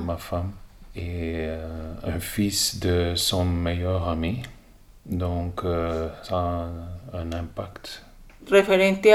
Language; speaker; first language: French; non-native, local second language; Dutch